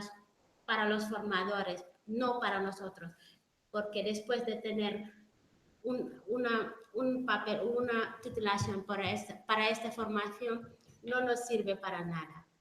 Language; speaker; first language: Spanish; non-native, fluent; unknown